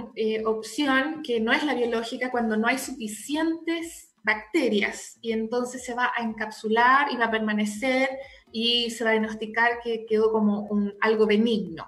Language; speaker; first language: Spanish; native; Spanish